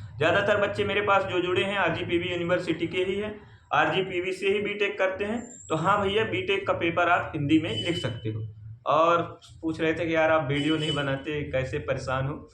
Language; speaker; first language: Hindi; native; Hindi